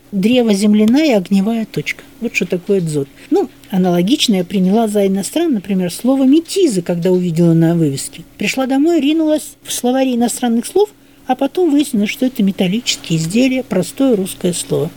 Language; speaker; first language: Russian; native; Russian